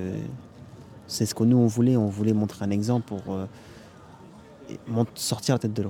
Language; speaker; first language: French; native; French